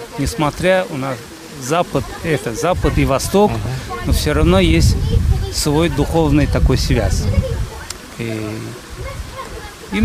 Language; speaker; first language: Russian; non-native, fluent; Azerbaijani